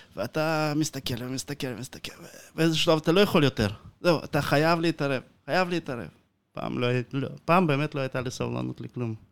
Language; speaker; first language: Hebrew; non-native, fluent; Russian